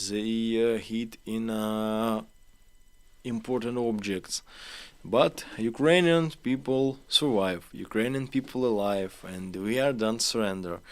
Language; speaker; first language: English; non-native, learner; Ukrainian